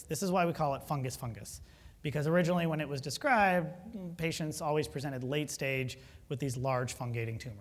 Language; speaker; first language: English; native; English